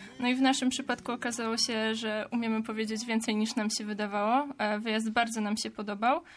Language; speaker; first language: Polish; native; Polish